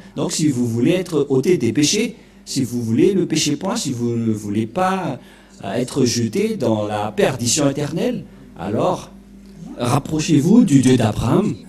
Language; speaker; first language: French; non-native, local second language; Malagasy